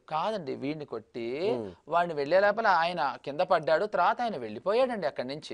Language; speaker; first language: Telugu; native; Telugu